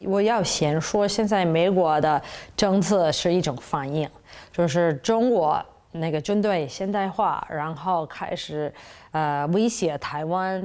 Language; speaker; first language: Chinese; non-native, fluent; English